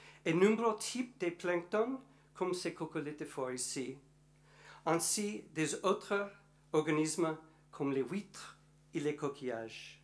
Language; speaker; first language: French; non-native, learner; English